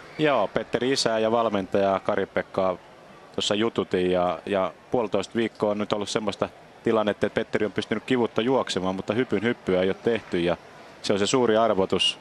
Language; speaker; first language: Finnish; native; Finnish